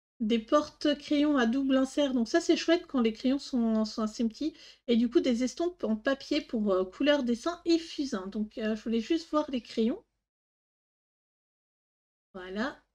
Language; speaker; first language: French; native; French